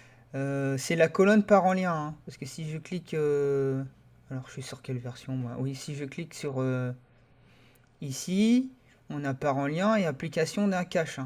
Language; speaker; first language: French; native; French